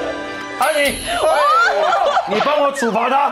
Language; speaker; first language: Chinese; native; Chinese